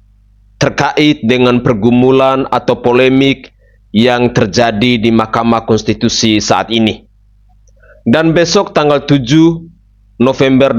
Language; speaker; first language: Indonesian; native; Indonesian